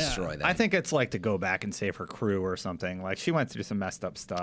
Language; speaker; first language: English; native; English